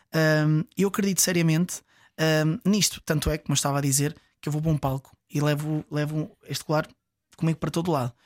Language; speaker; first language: Portuguese; native; Portuguese